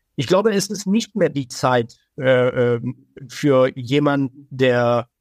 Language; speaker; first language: German; early bilingual, other home language; Persian